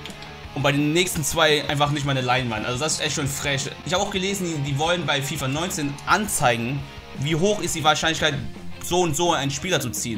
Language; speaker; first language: German; native; German